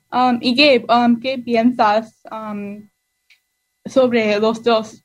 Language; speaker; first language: Spanish; non-native, learner; English